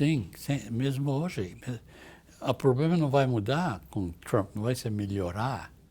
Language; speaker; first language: Portuguese; non-native, fluent; English